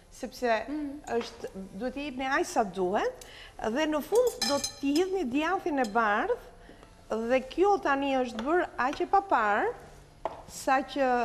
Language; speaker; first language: Albanian; native; Albanian